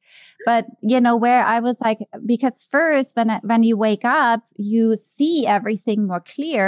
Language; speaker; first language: English; non-native, fluent; German